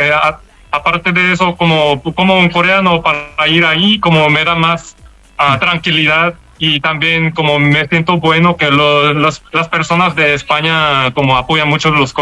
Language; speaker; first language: Spanish; non-native, learner; Korean